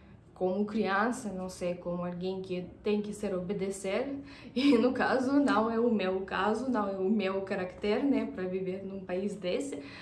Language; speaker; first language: Portuguese; non-native, fluent; Russian